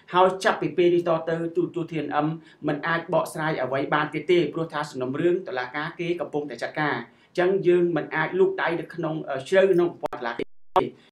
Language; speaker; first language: Khmer; native; Khmer